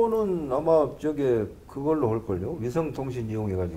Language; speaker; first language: Korean; native; Korean